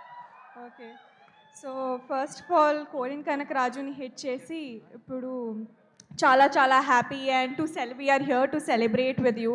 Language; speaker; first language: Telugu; non-native, learner; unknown